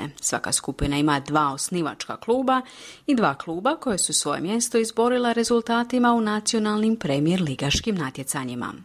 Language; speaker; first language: Croatian; native; Croatian